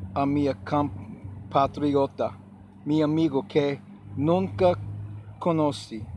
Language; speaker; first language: Spanish; non-native, learner; English